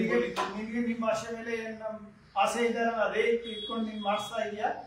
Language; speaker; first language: Kannada; non-native, learner; Punjabi